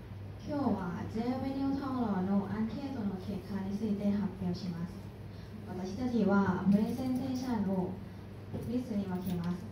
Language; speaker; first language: Japanese; non-native, learner; Thai